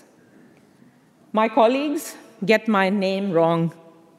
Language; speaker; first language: English; non-native, local second language; Urdu